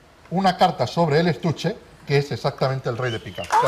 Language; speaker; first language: Spanish; native; Spanish